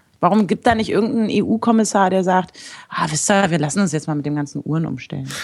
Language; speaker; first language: German; native; German